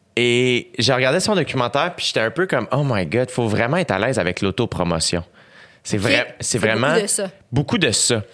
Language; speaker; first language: French; native; French